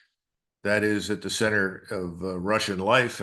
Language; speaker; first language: English; native; English